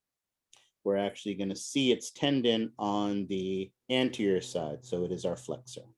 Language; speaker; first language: English; native; English